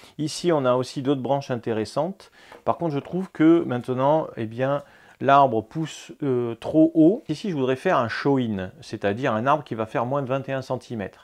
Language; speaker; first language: French; native; French